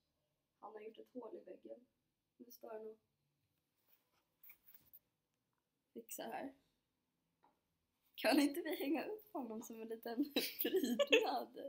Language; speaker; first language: Swedish; native; Swedish